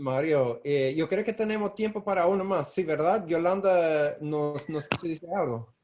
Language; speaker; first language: Spanish; non-native, fluent; English